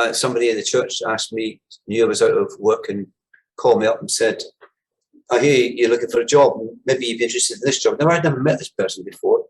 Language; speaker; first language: English; native; English